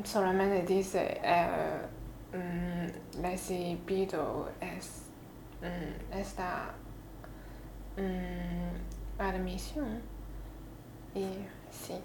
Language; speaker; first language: Spanish; non-native, learner; Chinese